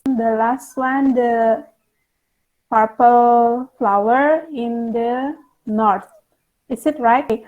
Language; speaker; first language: English; non-native, fluent; Indonesian